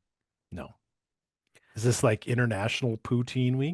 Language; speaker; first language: English; native; English